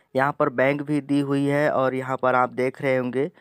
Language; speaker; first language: Hindi; native; Hindi